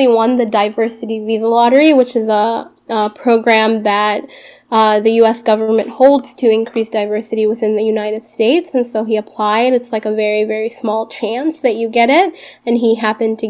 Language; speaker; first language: English; early bilingual, other home language; Arabic